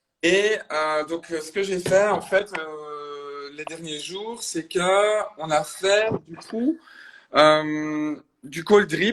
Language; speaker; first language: French; native; French